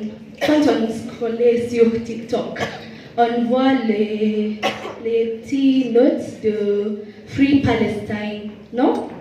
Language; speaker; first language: French; non-native, learner; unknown